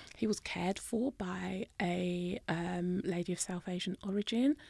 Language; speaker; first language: English; native; English